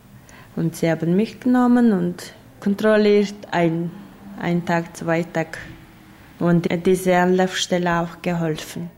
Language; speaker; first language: German; non-native, learner; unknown